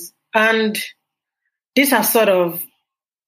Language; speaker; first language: English; non-native, local second language; Yoruba